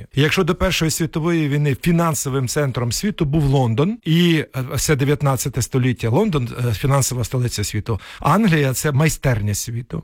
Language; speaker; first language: Ukrainian; native; Ukrainian